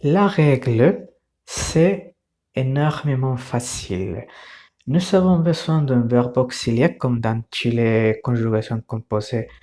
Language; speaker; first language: French; non-native, fluent; Spanish